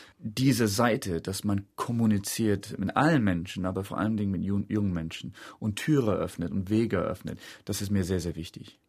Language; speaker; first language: German; non-native, fluent; English